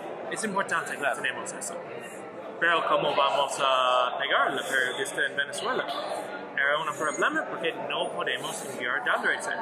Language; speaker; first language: Spanish; non-native, learner; English